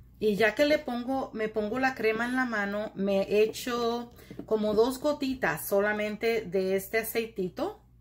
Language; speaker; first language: Spanish; early bilingual, heritage; Spanish